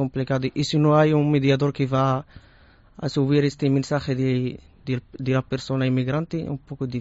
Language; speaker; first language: Spanish; non-native, learner; Arabic